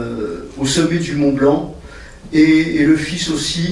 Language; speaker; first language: French; native; French